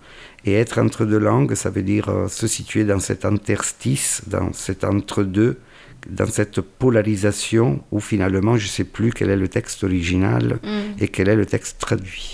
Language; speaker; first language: French; non-native, fluent; Italian